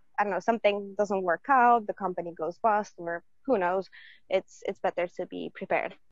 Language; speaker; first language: English; non-native, fluent; Romanian